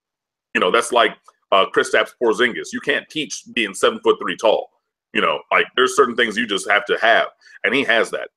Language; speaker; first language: English; native; English